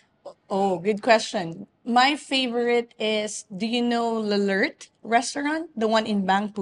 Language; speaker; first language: English; non-native, fluent; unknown